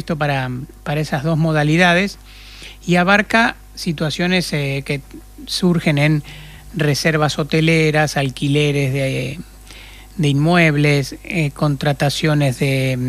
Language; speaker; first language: Spanish; native; Spanish